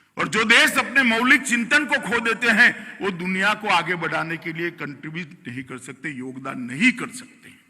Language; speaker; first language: Hindi; non-native, local second language; Gujarati